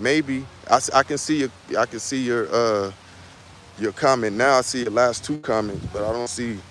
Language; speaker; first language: English; native; English